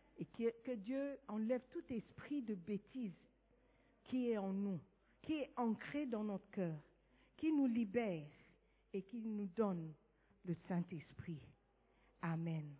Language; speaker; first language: French; non-native, fluent; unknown